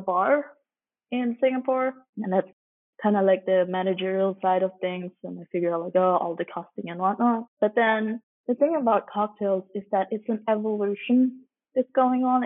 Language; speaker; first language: English; non-native, local second language; Cantonese